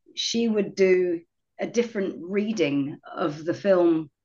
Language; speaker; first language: English; native; English